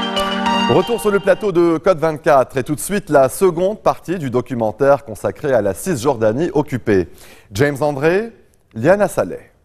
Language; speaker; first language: French; non-native, local second language; Arabic